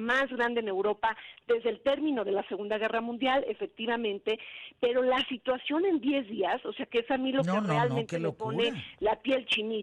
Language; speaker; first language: Spanish; native; Spanish